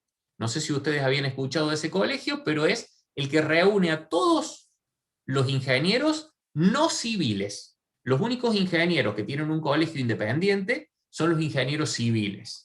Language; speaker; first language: Spanish; native; Spanish